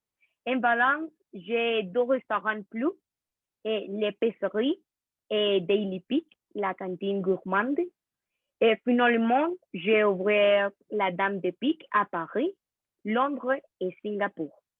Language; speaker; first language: French; non-native, learner; Spanish